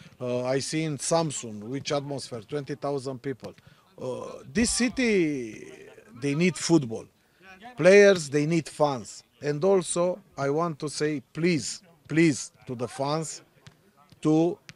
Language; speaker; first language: English; non-native, learner; Romanian